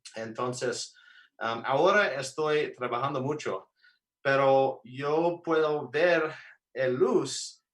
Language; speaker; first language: Spanish; non-native, learner; English